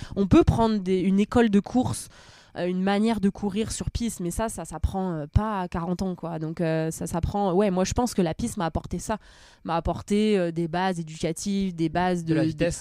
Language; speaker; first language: French; native; French